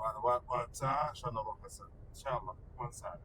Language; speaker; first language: Arabic; non-native, learner; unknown